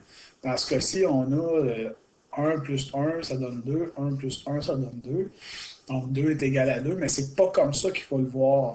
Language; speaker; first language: French; native; French